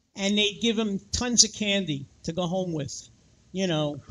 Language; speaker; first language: English; native; English